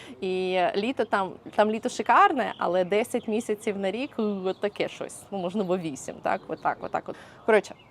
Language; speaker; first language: Ukrainian; native; Ukrainian